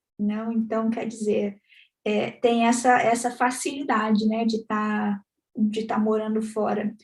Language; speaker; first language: Portuguese; native; Portuguese